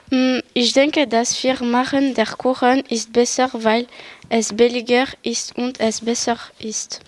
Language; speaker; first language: German; non-native, learner; French